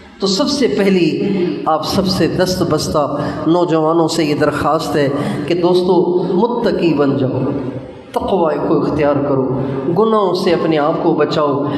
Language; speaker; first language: Urdu; non-native, local second language; Sindhi